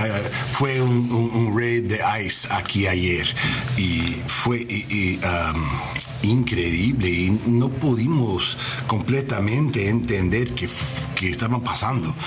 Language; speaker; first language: Spanish; non-native, learner; English